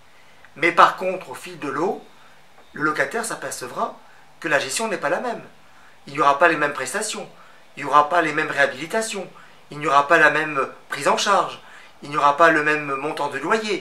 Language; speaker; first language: French; native; French